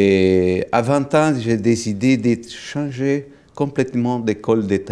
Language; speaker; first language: French; non-native, fluent; Italian